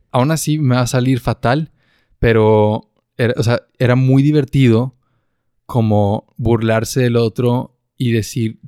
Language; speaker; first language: Spanish; native; Spanish